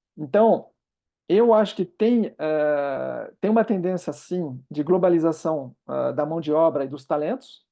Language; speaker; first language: Portuguese; non-native, fluent; French